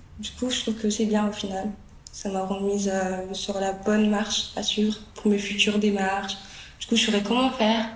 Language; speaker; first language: French; early bilingual, other home language; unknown